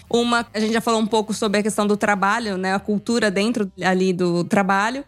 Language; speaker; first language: Portuguese; native; Portuguese